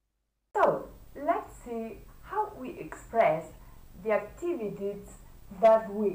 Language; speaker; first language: English; non-native, fluent; Catalan